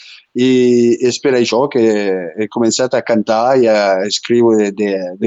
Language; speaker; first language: Catalan; non-native, local second language; French